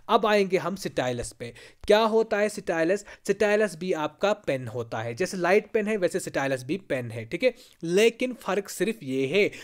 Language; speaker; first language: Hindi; non-native, local second language; Kashmiri